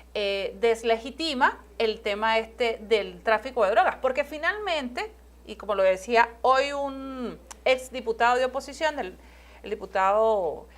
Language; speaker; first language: Spanish; native; Spanish